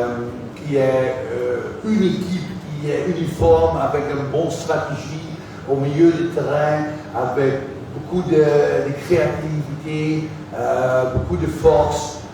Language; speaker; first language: French; non-native, fluent; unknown